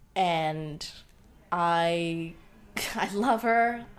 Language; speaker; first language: English; non-native, local second language; Bangla